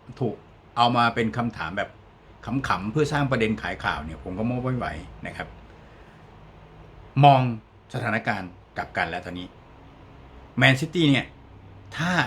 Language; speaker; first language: Thai; native; Thai